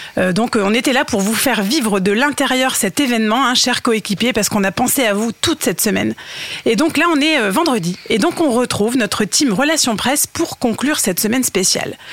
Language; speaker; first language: French; native; French